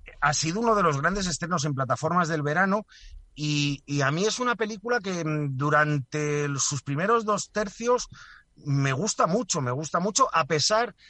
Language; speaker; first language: Spanish; native; Spanish